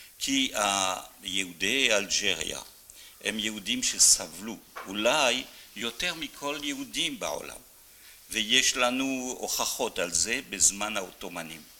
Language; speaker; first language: Hebrew; non-native, fluent; French